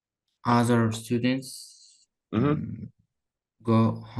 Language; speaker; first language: English; non-native, learner; Uzbek